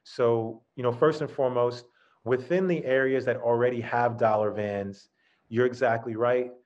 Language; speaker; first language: English; native; English